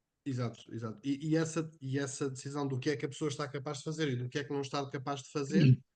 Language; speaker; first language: Portuguese; native; Portuguese